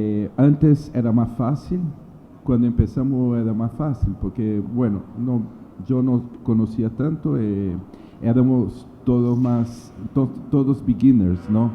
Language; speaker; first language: Spanish; non-native, learner; Portuguese